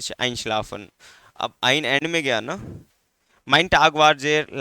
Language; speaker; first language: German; non-native, fluent; Hindi